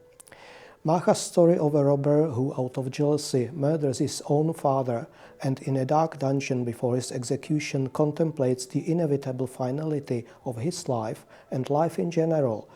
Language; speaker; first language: English; non-native, fluent; Czech